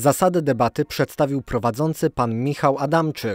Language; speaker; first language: Polish; native; Polish